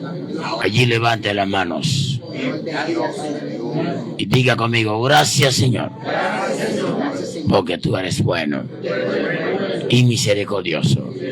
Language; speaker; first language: Spanish; native; Spanish